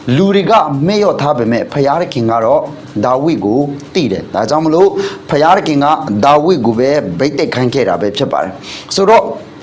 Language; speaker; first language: Burmese; non-native, local second language; Hakha Chin